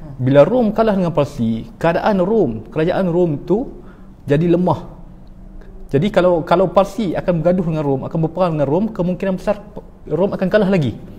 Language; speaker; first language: Malay; native; Malay